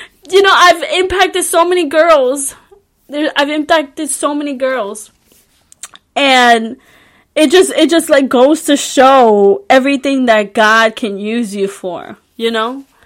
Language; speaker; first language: English; early bilingual, other home language; Spanish